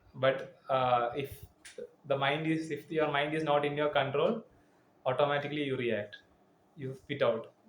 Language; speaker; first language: English; non-native, local second language; Malayalam